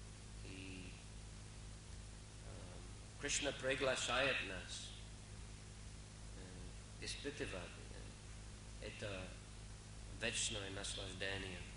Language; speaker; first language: Russian; non-native, fluent; English